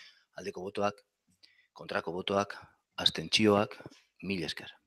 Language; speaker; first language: Basque; non-native, local second language; Spanish